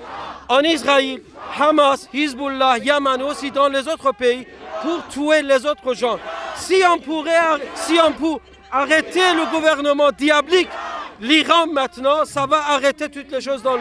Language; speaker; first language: French; non-native, fluent; Persian